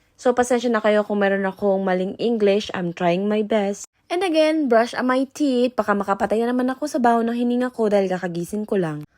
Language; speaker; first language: Filipino; native; Filipino